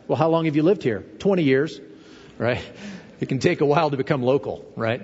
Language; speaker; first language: English; native; English